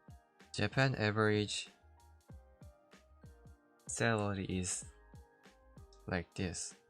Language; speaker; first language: English; non-native, learner; Korean